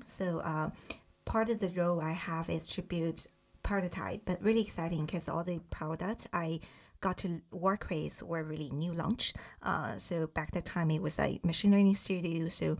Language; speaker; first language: English; non-native, fluent; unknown